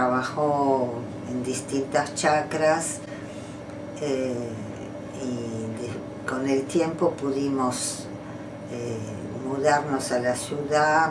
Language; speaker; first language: Spanish; non-native, fluent; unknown